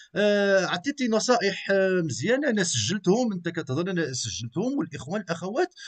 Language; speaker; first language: Arabic; native; Arabic